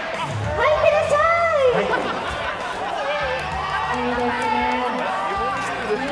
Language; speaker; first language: Japanese; native; Japanese